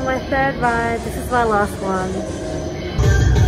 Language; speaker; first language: English; early bilingual, other home language; Korean